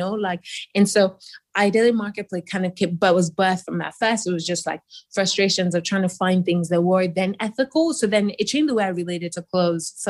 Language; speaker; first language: English; non-native, local second language; Yoruba